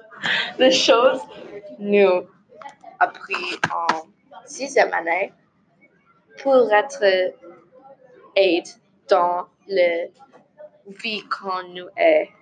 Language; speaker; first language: French; non-native, learner; English